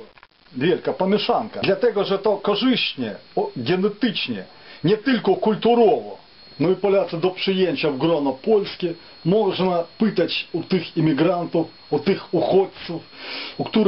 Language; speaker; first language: Polish; non-native, fluent; Ukrainian